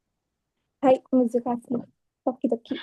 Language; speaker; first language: Japanese; non-native, learner; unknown